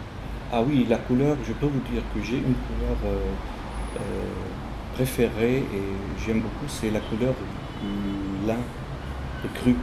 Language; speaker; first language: French; non-native, local second language; Arabic